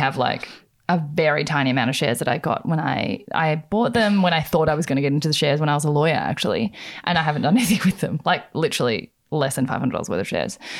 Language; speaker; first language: English; native; English